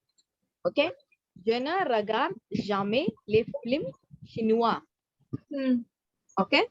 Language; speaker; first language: French; non-native, fluent; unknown